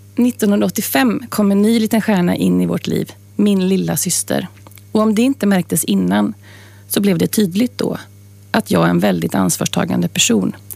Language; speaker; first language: Swedish; native; Swedish